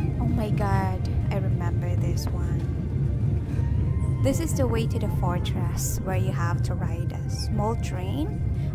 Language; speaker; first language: English; non-native, local second language; Filipino